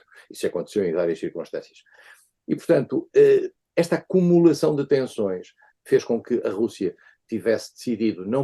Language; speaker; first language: Portuguese; native; Portuguese